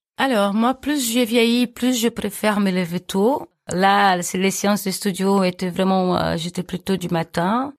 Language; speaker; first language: French; non-native, fluent; Portuguese